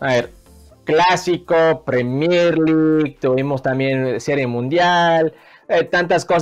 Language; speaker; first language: Spanish; native; Spanish